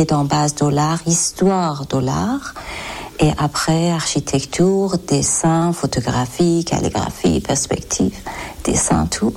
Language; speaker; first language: French; non-native, learner; Persian